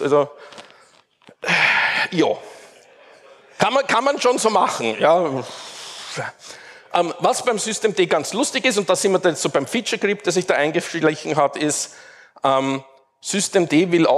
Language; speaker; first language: German; native; German